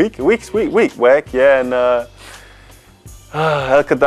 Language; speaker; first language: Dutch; non-native, learner; English